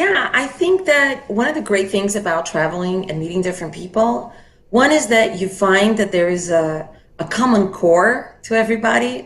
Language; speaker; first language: English; non-native, fluent; Portuguese